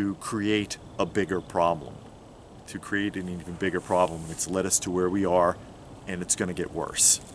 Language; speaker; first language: English; native; English